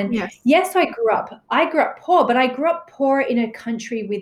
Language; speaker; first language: English; native; English